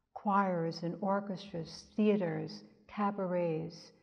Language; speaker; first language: English; native; English